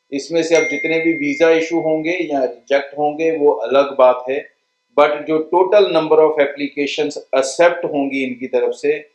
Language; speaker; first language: Hindi; non-native, local second language; Punjabi